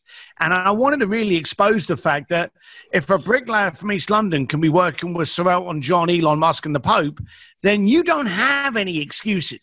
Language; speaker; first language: English; native; English